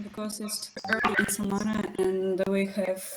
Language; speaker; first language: English; non-native, fluent; Russian